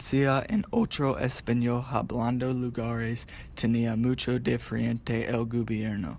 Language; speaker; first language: Spanish; non-native, learner; English